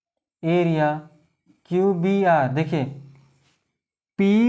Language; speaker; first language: Hindi; native; Hindi